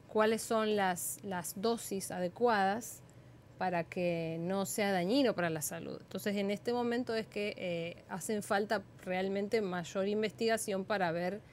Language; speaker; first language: Spanish; native; Spanish